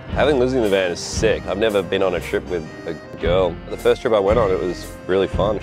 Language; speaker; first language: English; native; English